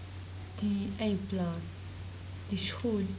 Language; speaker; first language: Dutch; non-native, learner; Arabic